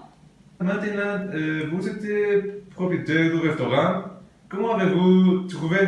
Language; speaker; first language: French; non-native, learner; Spanish